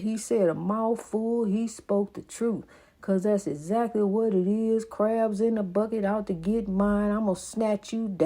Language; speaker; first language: English; native; English